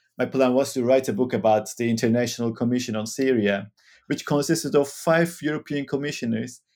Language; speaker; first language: English; non-native, fluent; Turkish